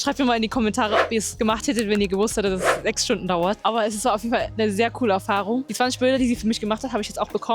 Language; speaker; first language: German; native; German